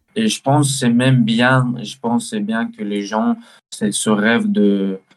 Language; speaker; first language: French; early bilingual, heritage; Russian